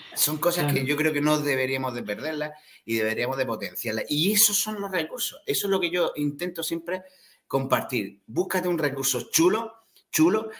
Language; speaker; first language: Spanish; native; Spanish